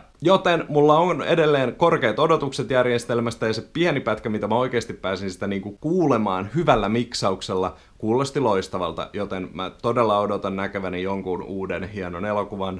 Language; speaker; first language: Finnish; native; Finnish